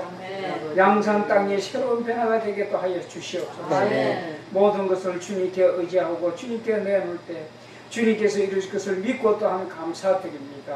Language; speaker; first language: Korean; native; Korean